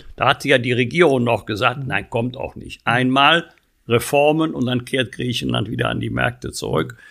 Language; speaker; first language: German; native; German